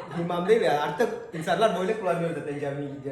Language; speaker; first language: Turkish; non-native, learner; Indonesian